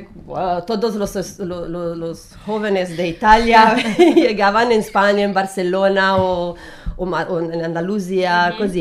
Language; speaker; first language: Spanish; non-native, learner; Italian